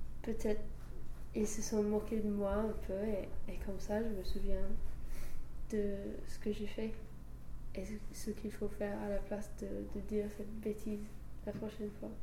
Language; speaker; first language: French; non-native, fluent; English